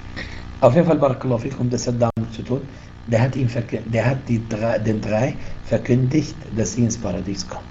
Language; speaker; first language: German; non-native, fluent; Arabic